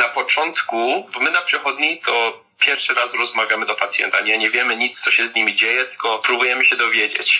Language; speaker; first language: Polish; early bilingual, heritage; Polish